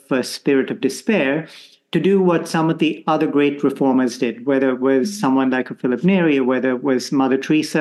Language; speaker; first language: English; non-native, local second language; Konkani